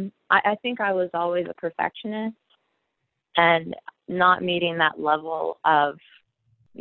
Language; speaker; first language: English; native; English